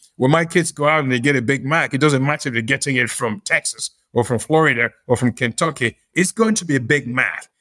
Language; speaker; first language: English; non-native, local second language; Yoruba